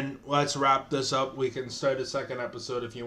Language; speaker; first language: English; native; English